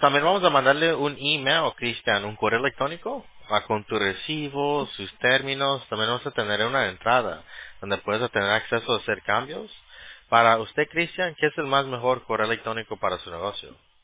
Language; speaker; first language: Spanish; early bilingual, heritage; Spanish